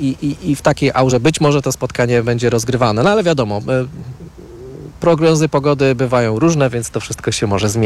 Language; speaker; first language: Polish; native; Polish